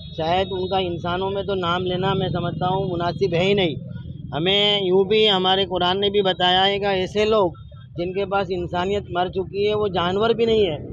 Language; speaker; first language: Hindi; non-native, local second language; Gujarati